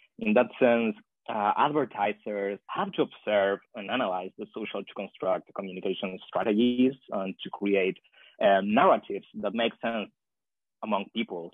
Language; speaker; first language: English; non-native, fluent; Spanish